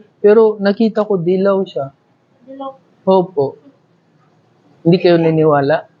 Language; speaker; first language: Filipino; non-native, learner; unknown